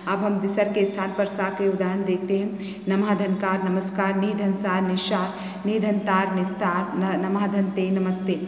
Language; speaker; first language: Hindi; native; Hindi